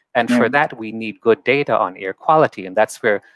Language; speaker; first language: English; native; English